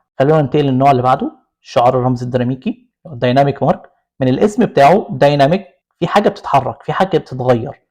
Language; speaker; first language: Arabic; native; Arabic